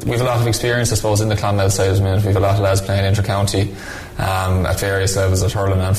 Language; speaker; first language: English; native; English